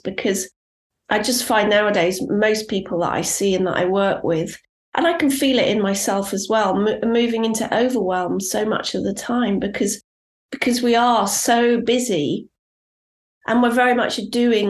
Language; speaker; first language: English; native; English